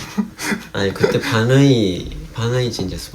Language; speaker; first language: Korean; non-native, fluent; Japanese